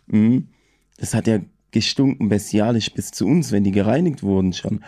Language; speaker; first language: German; native; German